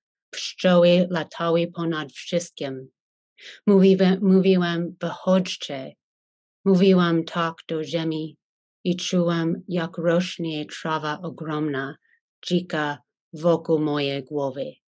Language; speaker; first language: Polish; non-native, fluent; English